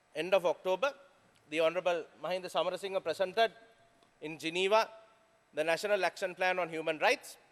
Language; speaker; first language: English; non-native, local second language; Sinhala